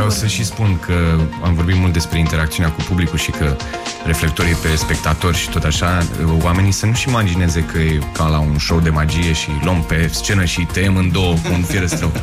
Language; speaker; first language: Romanian; native; Romanian